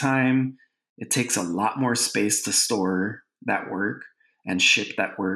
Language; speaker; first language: English; native; English